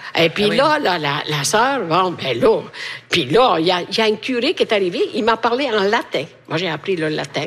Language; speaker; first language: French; non-native, fluent; Italian